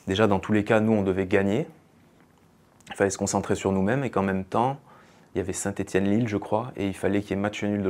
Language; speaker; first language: French; native; French